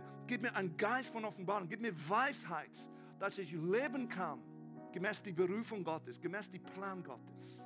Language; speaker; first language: German; non-native, learner; English